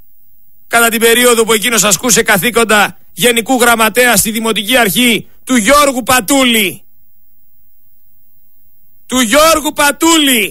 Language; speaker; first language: Greek; native; Greek